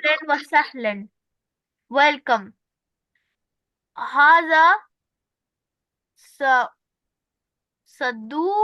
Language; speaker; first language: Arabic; non-native, learner; Urdu